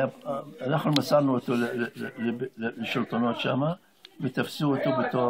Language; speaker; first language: Hebrew; non-native, fluent; Arabic